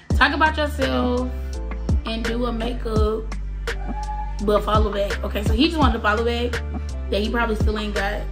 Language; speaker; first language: English; native; English